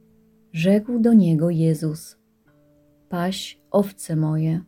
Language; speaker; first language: Polish; native; Polish